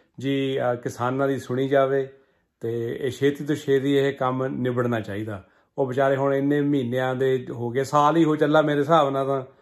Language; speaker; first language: Punjabi; early bilingual, heritage; Punjabi